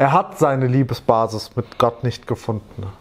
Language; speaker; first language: German; native; German